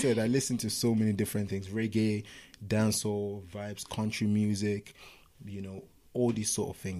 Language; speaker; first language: English; non-native, local second language; Yoruba